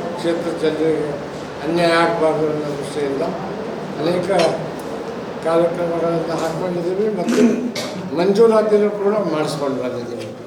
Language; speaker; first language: Kannada; non-native, local second language; Lambadi